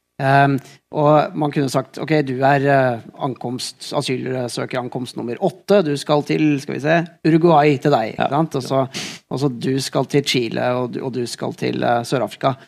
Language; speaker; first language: Norwegian; native; Norwegian